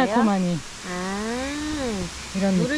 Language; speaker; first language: Korean; native; Korean